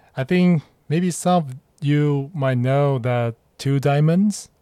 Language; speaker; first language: English; non-native, fluent; Chinese